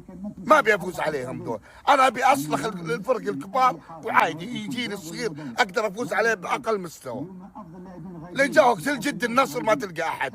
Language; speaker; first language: Arabic; native; Arabic